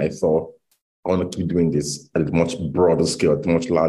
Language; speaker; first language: English; non-native, local second language; Igbo